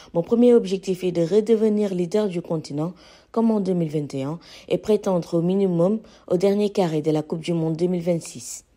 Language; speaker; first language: French; non-native, local second language; Wolof